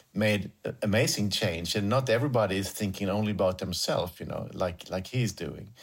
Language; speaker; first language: English; non-native, fluent; Swedish